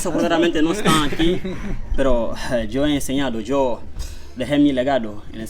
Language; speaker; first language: Spanish; non-native, learner; Portuguese